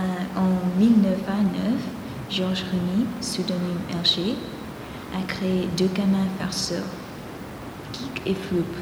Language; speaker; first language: French; non-native, fluent; Greek